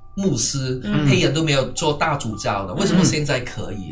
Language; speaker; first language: Chinese; non-native, local second language; Cantonese